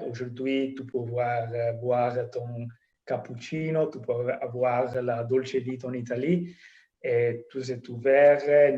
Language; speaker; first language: French; non-native, fluent; Italian